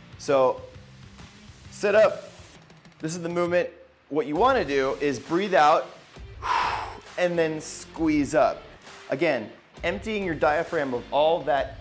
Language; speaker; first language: English; native; English